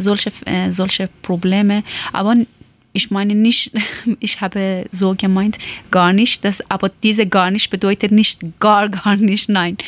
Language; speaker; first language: German; non-native, learner; Persian